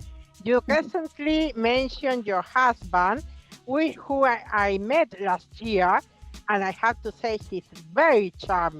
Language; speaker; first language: English; non-native, fluent; Spanish